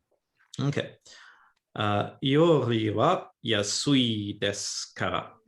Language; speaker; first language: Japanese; non-native, fluent; English